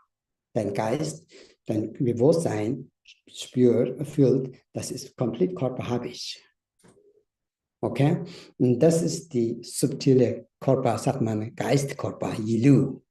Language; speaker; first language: German; non-native, learner; Tibetan